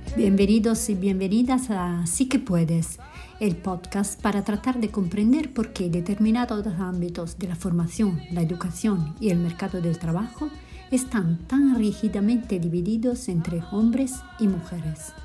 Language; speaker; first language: Spanish; non-native, learner; Italian